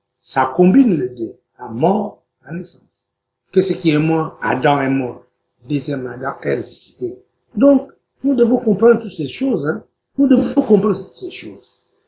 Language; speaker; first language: French; non-native, local second language; Lingala